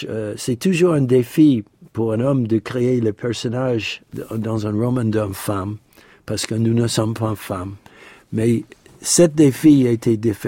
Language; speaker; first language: French; non-native, fluent; English